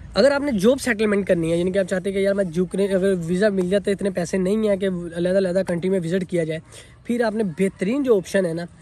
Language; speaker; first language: Urdu; non-native, local second language; Punjabi